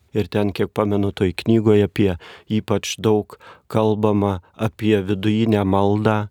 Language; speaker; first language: Lithuanian; native; Lithuanian